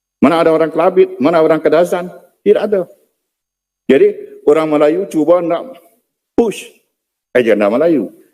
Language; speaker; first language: Malay; non-native, local second language; Iban